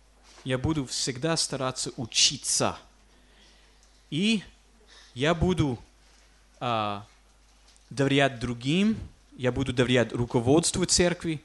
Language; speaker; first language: Russian; non-native, fluent; English